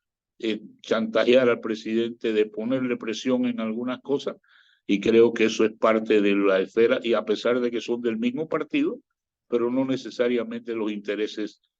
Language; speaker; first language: Spanish; native; Spanish